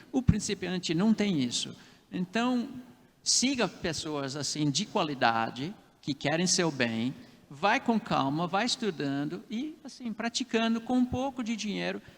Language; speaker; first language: Portuguese; non-native, fluent; English